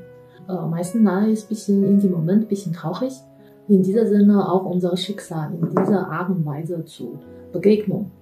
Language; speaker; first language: German; non-native, fluent; Chinese